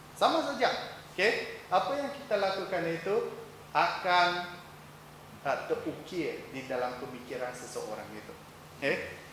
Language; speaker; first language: Malay; non-native, local second language; Chinese